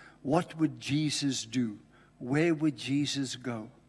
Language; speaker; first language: English; native; English